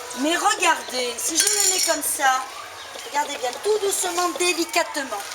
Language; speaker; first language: French; native; French